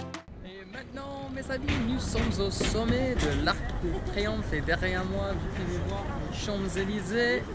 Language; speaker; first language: French; non-native, fluent; English